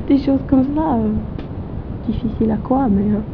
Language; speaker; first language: French; non-native, fluent; German